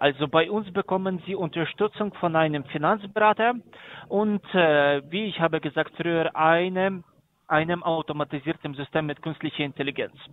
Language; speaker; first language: German; non-native, learner; Greek